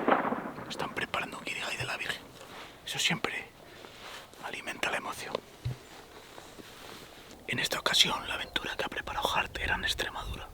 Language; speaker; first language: Spanish; native; Spanish